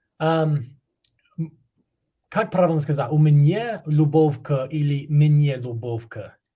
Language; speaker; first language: Russian; non-native, learner; English